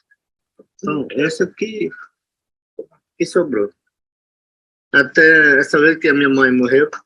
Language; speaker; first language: Portuguese; non-native, local second language; Yanomámi